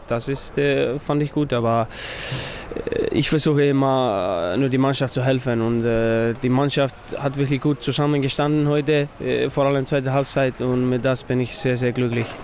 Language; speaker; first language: German; non-native, fluent; Icelandic